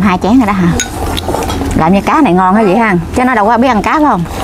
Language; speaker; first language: Vietnamese; native; Vietnamese